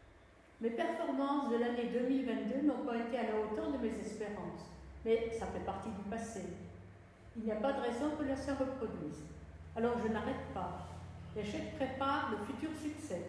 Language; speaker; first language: French; native; French